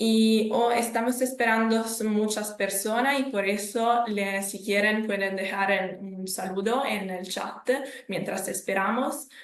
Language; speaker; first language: Spanish; non-native, fluent; Italian